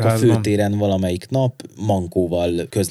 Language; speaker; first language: Hungarian; native; Hungarian